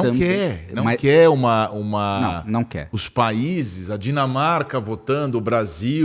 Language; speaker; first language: Portuguese; native; Portuguese